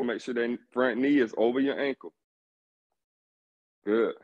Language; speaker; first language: English; native; English